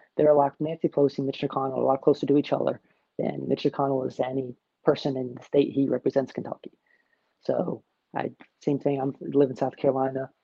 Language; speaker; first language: English; native; English